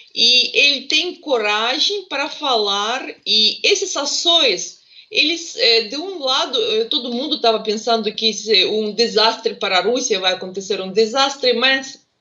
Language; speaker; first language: Portuguese; non-native, fluent; Russian